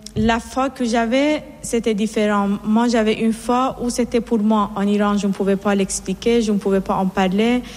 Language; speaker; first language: French; non-native, fluent; Persian